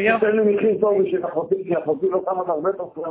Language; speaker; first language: Hebrew; native; Hebrew